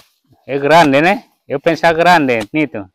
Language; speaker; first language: Portuguese; non-native, learner; Vietnamese